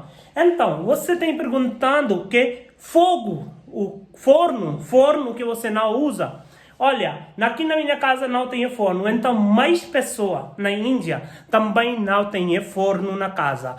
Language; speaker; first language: Portuguese; non-native, learner; Hindi